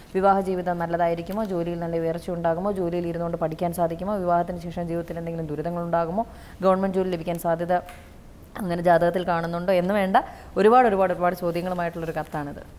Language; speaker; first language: Malayalam; native; Malayalam